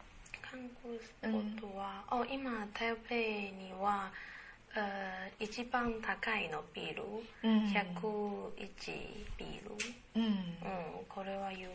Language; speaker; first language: Japanese; non-native, learner; Chinese